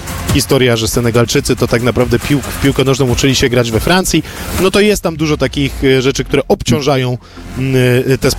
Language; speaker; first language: Polish; native; Polish